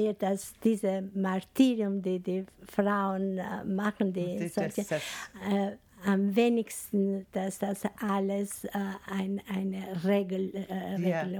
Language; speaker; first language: German; non-native, learner; Albanian